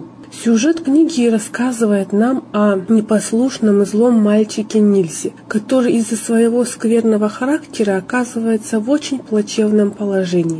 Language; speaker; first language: Russian; native; Russian